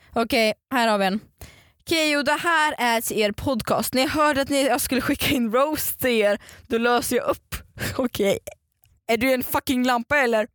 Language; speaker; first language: Swedish; early bilingual, other home language; Russian